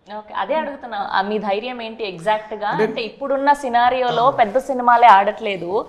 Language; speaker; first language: Telugu; native; Telugu